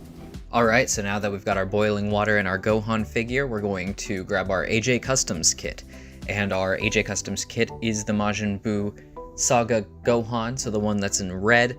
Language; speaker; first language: English; native; English